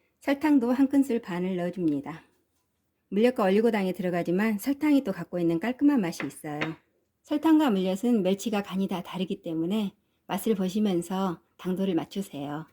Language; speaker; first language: Korean; native; Korean